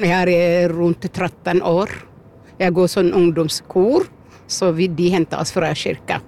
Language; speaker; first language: Norwegian; non-native, learner; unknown